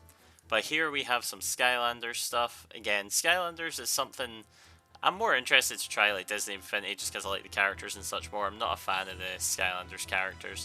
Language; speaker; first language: English; native; English